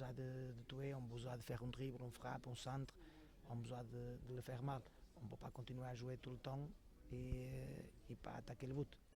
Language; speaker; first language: French; non-native, learner; Portuguese